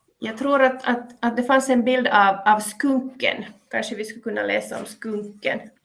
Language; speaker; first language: Swedish; native; Swedish